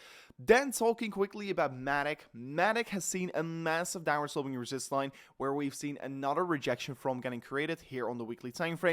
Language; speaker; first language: English; non-native, fluent; Dutch